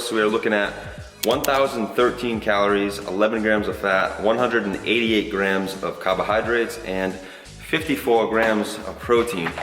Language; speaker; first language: English; native; English